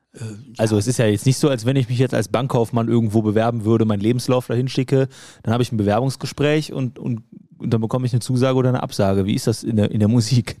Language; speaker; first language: German; native; German